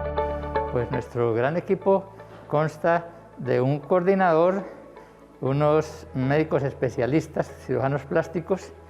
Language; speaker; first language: Spanish; native; Spanish